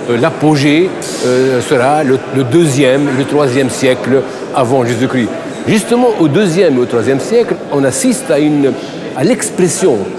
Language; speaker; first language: French; non-native, local second language; Arabic